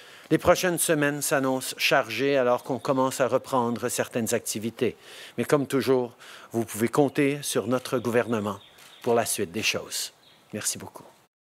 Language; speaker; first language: French; early bilingual, heritage; French